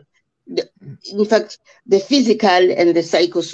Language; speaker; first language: English; non-native, local second language; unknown